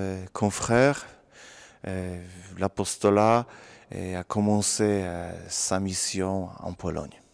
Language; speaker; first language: French; non-native, fluent; Polish